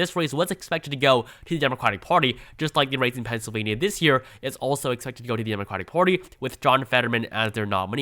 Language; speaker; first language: English; native; English